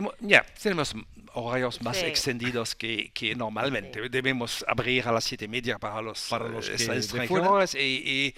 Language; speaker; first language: Spanish; non-native, learner; French